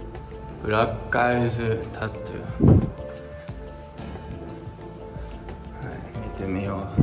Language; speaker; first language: Japanese; non-native, learner; English